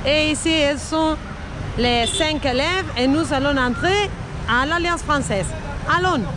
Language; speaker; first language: French; non-native, fluent; Spanish